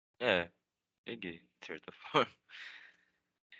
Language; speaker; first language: Portuguese; native; Portuguese